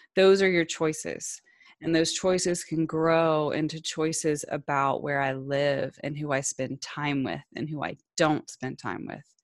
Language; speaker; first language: English; native; English